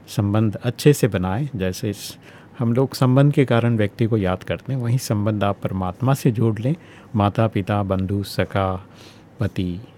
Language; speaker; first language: Hindi; native; Hindi